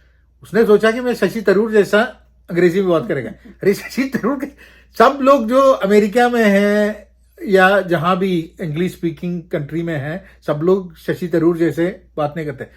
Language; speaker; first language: Hindi; non-native, local second language; Malayalam